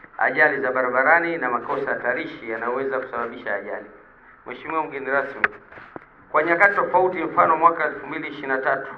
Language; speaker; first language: Swahili; native; Swahili